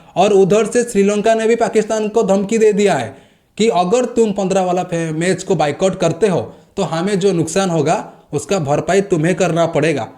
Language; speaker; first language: Hindi; native; Hindi